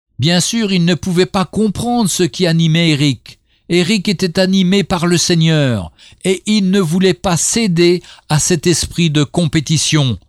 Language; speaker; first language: French; native; French